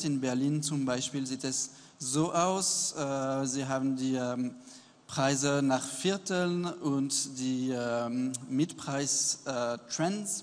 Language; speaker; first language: German; non-native, fluent; French